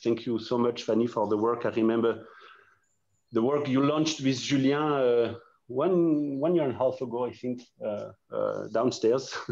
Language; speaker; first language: English; non-native, fluent; French